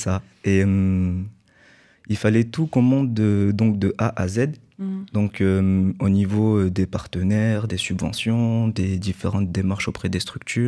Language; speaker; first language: French; native; French